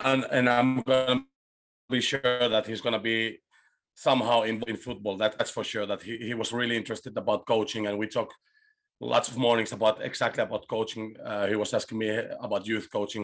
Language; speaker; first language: English; non-native, fluent; Spanish